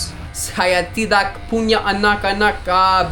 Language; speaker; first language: Indonesian; non-native, learner; English